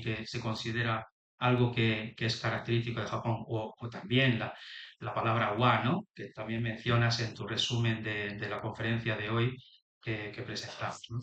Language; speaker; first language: Spanish; native; Spanish